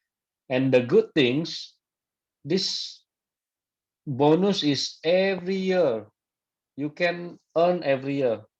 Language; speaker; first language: English; non-native, fluent; Indonesian